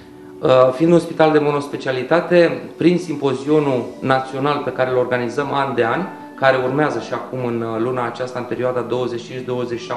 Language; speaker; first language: Romanian; native; Romanian